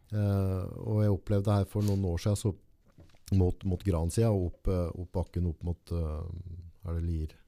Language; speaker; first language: Norwegian; native; Norwegian